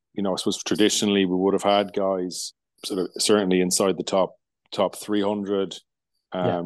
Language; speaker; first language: English; native; English